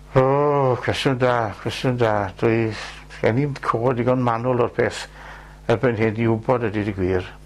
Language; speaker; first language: Welsh; native; Welsh